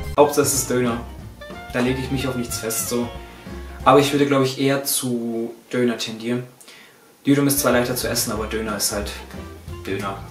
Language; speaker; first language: German; early bilingual, other home language; Turkish